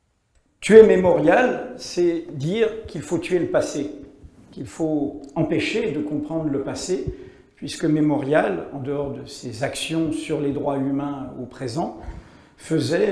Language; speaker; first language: French; native; French